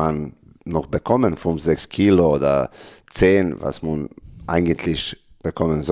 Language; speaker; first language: German; non-native, learner; Serbian